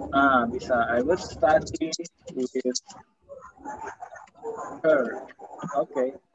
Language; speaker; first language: English; non-native, fluent; Indonesian